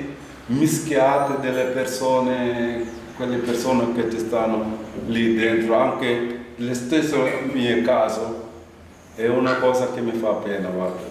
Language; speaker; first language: Italian; non-native, fluent; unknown